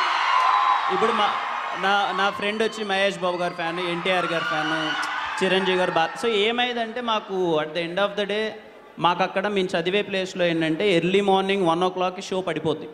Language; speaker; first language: Telugu; native; Telugu